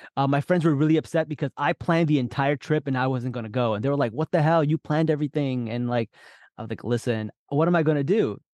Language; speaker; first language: English; early bilingual, other home language; Urdu